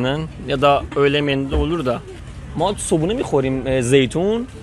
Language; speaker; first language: Turkish; non-native, learner; Persian